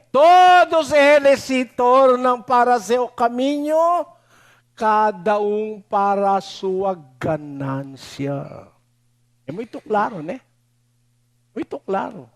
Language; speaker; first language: Portuguese; non-native, learner; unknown